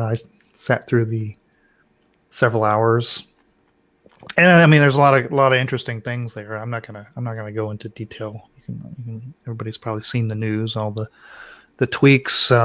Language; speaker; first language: English; native; English